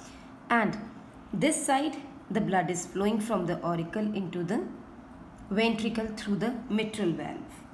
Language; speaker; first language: English; non-native, local second language; Hindi